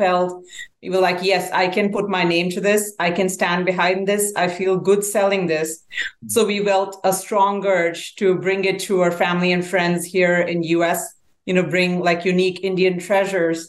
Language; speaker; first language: English; non-native, local second language; Hindi